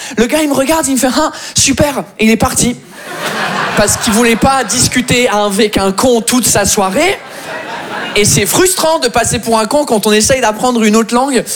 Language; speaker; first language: French; non-native, fluent; English